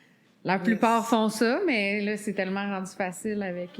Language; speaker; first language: French; native; French